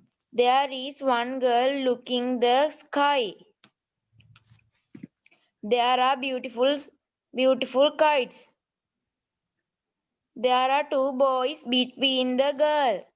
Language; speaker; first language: English; non-native, learner; Sinhala